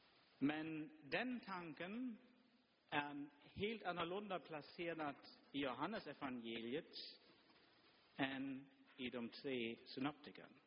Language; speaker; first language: Swedish; non-native, fluent; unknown